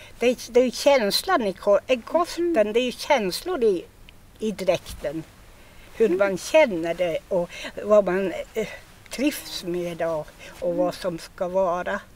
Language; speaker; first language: Swedish; native; Swedish